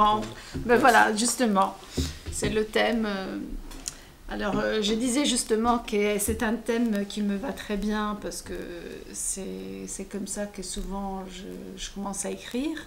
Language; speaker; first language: French; non-native, fluent; Italian